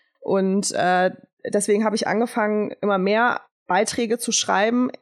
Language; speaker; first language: German; early bilingual, other home language; Turkish